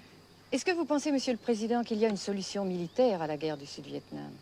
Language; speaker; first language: French; native; French